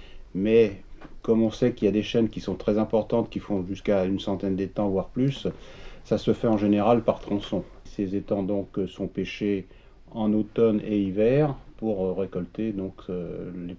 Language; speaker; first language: French; native; French